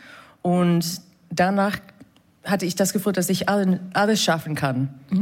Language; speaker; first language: German; non-native, fluent; English